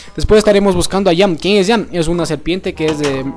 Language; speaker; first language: Spanish; native; Spanish